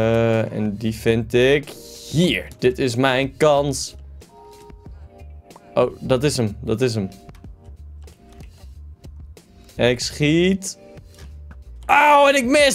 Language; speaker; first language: Dutch; native; Dutch